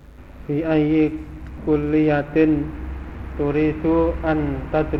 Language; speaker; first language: Arabic; non-native, learner; Indonesian